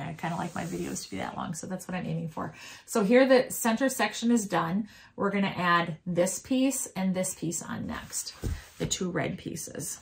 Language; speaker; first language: English; native; English